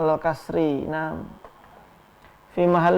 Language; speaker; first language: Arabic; non-native, fluent; Indonesian